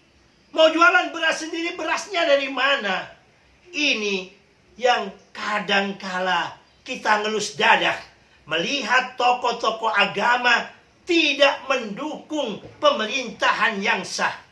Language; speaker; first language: Indonesian; native; Indonesian